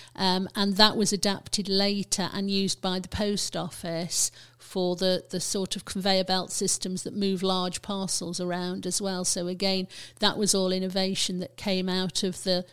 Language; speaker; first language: English; native; English